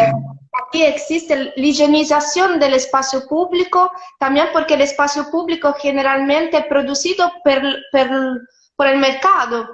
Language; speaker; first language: Spanish; non-native, fluent; Italian